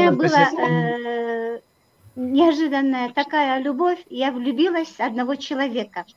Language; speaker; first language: Russian; non-native, local second language; Kyrgyz